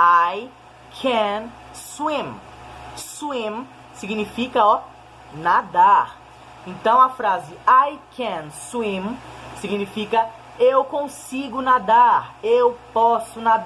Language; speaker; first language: Portuguese; native; Portuguese